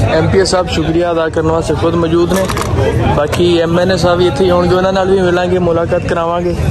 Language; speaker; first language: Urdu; non-native, local second language; Punjabi